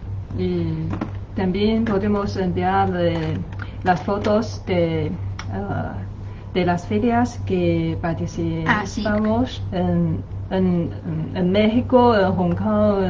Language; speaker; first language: Spanish; non-native, learner; Chinese